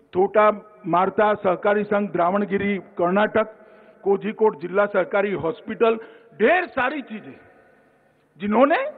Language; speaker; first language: Hindi; non-native, local second language; Gujarati